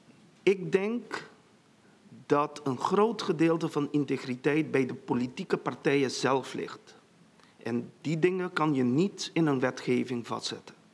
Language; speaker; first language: Dutch; non-native, local second language; Papiamento